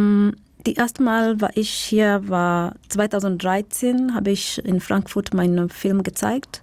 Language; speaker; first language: German; non-native, learner; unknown